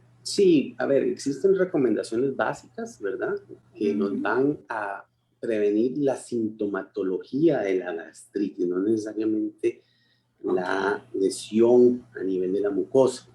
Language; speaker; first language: Spanish; native; Spanish